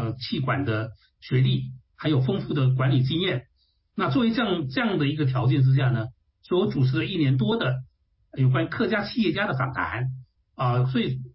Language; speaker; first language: Chinese; non-native, local second language; Hakka Chinese